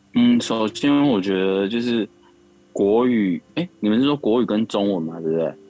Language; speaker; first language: Chinese; native; Chinese